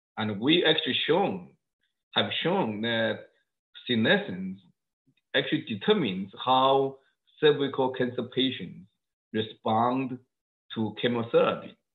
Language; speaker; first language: English; non-native, fluent; Chinese